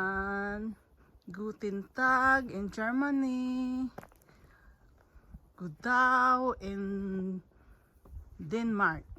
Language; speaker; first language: English; non-native, learner; Filipino